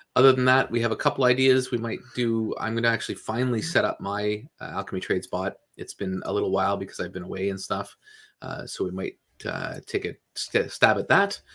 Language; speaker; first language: English; native; English